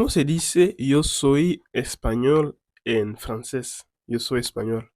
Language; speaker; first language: Spanish; non-native, fluent; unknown